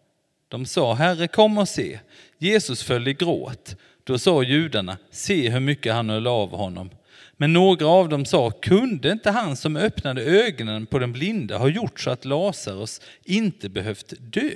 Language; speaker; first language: Swedish; non-native, fluent; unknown